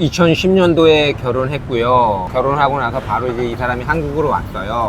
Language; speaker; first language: Korean; native; Korean